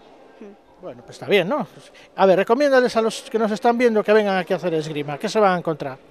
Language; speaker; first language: Spanish; native; Spanish